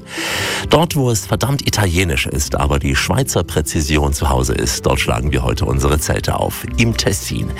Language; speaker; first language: German; native; German